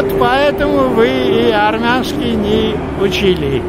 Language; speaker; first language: Russian; non-native, fluent; Armenian